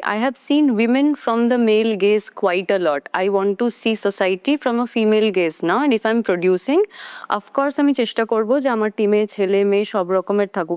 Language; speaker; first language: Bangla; non-native, local second language; Hindi